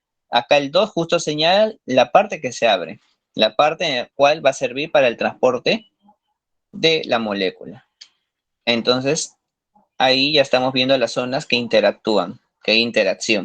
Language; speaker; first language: Spanish; native; Spanish